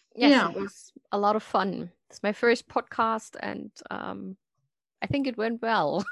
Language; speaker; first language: English; non-native, fluent; German